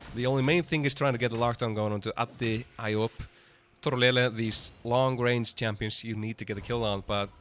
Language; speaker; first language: English; non-native, fluent; Icelandic